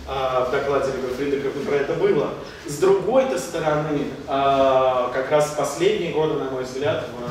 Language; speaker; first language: Russian; native; Russian